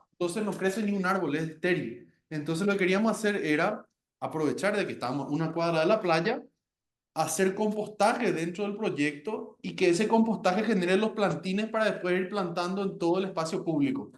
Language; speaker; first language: Spanish; native; Spanish